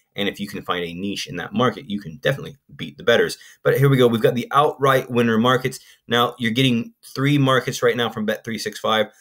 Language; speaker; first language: English; native; English